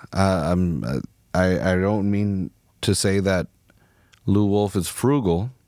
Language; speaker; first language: English; native; English